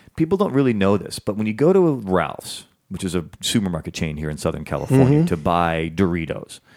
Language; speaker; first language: English; native; English